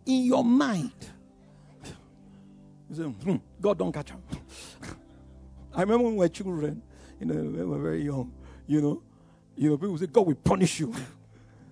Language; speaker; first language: English; non-native, local second language; Yoruba